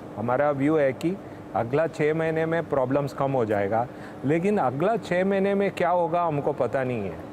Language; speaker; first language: Hindi; non-native, local second language; Tamil